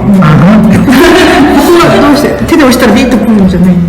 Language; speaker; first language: Japanese; non-native, fluent; Mongolian